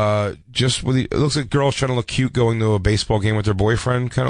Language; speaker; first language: English; native; English